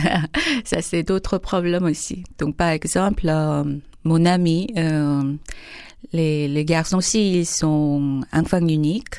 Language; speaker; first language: French; non-native, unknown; Korean